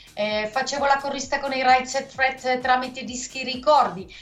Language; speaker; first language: Italian; non-native, fluent; Dutch